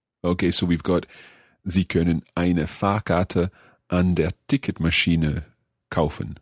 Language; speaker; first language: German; non-native, learner; English